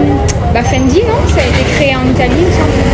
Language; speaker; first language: French; native; French